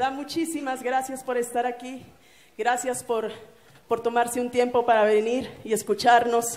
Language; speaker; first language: Spanish; native; Spanish